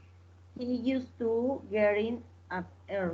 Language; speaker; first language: English; non-native, learner; Spanish